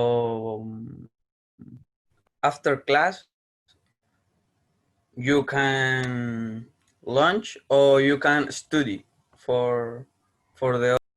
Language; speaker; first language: English; non-native, learner; Spanish